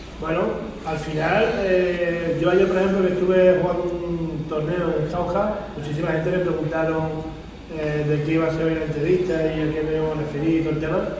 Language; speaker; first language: Spanish; native; Spanish